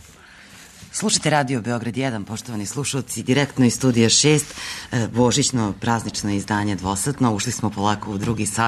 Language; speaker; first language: Serbian; native; Serbian